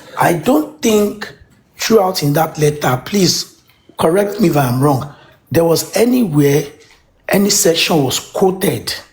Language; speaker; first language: English; non-native, local second language; Yoruba